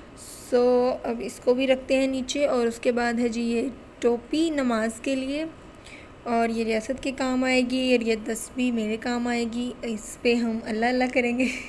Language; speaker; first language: Urdu; non-native, local second language; Punjabi